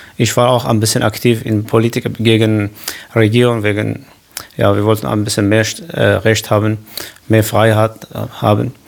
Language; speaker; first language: German; non-native, learner; Kurdish